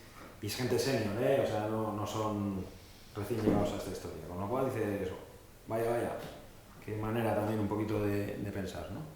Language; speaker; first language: Spanish; native; Spanish